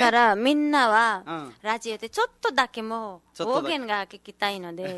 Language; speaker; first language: Japanese; non-native, learner; Nepali